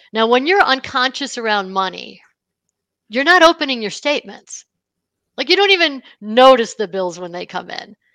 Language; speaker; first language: English; native; English